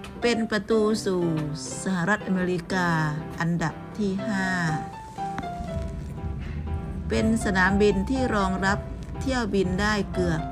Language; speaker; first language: Thai; native; Thai